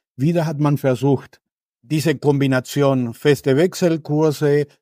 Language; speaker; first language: German; non-native, fluent; Spanish